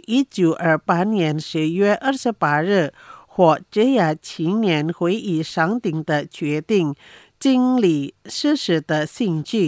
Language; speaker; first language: Chinese; non-native, fluent; Indonesian